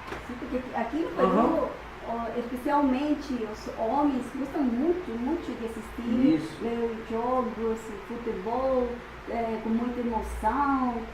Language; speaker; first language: Portuguese; non-native, fluent; Spanish